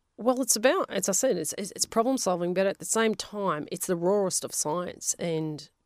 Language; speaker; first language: English; non-native, local second language; Polish